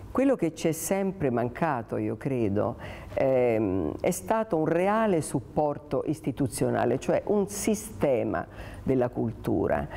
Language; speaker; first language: Italian; native; Italian